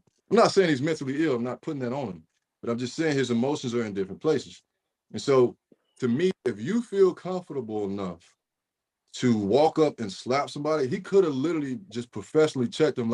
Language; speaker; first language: English; native; English